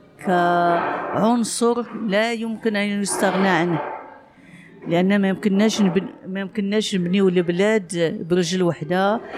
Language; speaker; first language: Arabic; native; Arabic